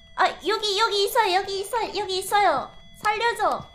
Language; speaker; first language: Korean; non-native, fluent; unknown